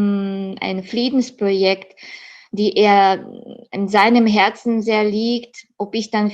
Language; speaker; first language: German; non-native, fluent; Japanese